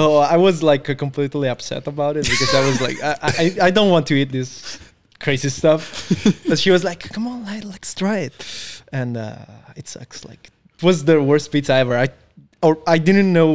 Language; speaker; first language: English; non-native, fluent; Italian